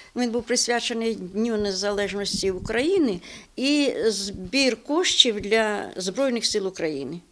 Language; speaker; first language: Ukrainian; non-native, local second language; Russian